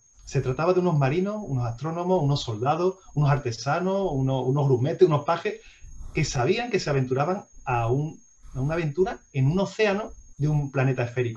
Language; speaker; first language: Spanish; native; Spanish